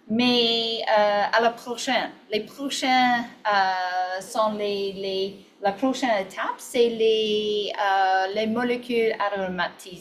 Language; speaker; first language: French; non-native, learner; English